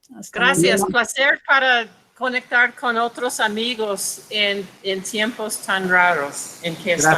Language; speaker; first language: Spanish; non-native, fluent; English